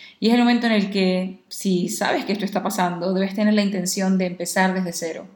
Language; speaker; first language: Spanish; native; Spanish